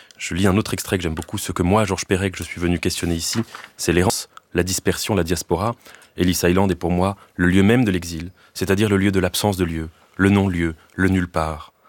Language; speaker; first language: French; native; French